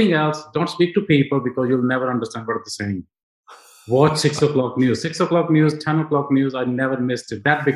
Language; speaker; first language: English; non-native, local second language; Punjabi